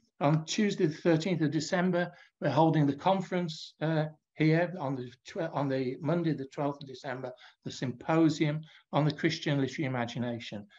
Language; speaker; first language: English; native; English